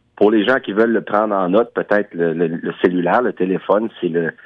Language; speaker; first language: French; non-native, local second language; English